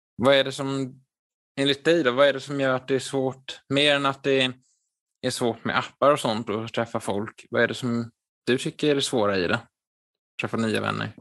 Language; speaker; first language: Swedish; native; Swedish